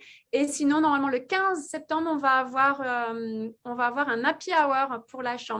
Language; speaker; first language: French; native; French